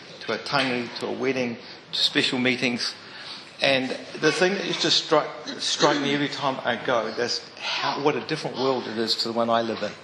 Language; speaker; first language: English; native; English